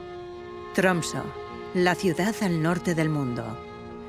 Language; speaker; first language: Spanish; native; Spanish